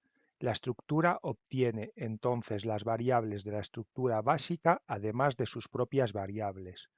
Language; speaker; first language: Spanish; native; Spanish